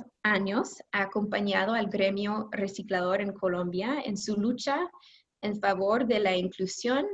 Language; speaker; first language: Spanish; non-native, fluent; English